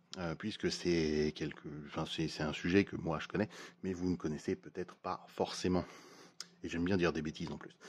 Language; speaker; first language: French; native; French